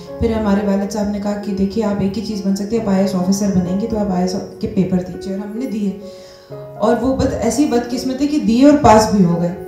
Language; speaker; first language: Hindi; non-native, local second language; Tamil